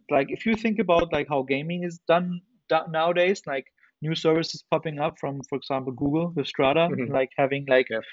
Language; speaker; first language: English; non-native, fluent; German